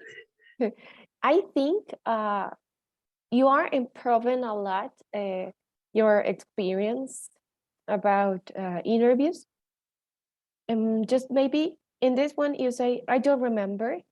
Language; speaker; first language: English; non-native, fluent; Spanish